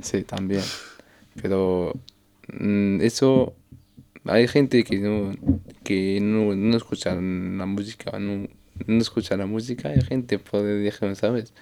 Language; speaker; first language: Spanish; non-native, learner; Arabic